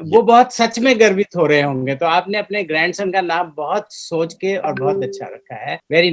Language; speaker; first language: Hindi; non-native, local second language; Punjabi